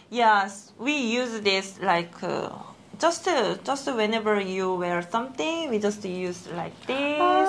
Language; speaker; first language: English; non-native, learner; Korean